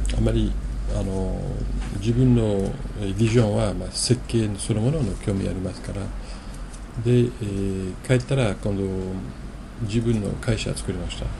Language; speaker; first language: Japanese; non-native, fluent; French